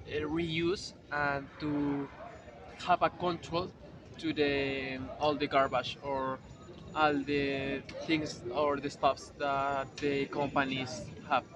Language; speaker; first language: English; non-native, learner; Spanish